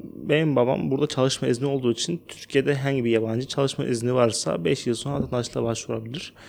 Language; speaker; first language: Turkish; non-native, fluent; Arabic